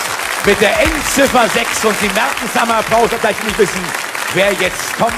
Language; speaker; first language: German; native; German